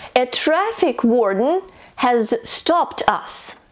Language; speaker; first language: English; non-native, fluent; Russian